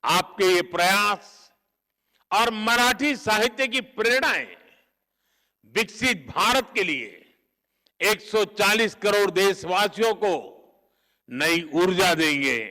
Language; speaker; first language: Hindi; non-native, local second language; Gujarati